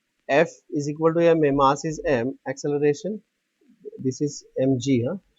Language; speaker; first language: English; non-native, local second language; Hindi